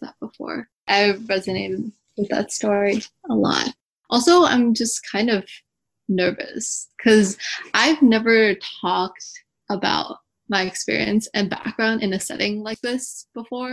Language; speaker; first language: English; early bilingual, other home language; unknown